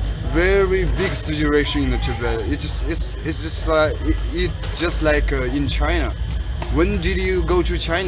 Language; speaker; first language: English; non-native, learner; Tibetan